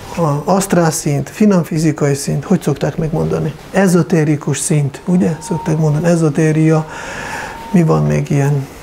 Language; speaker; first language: Hungarian; non-native, fluent; Russian